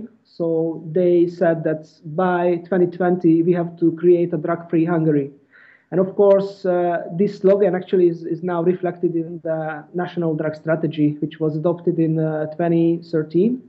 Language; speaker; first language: English; non-native, fluent; Hungarian